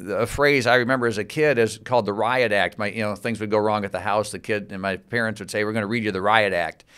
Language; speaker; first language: English; native; English